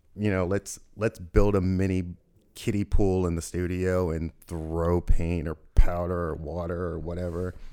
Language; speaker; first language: English; native; English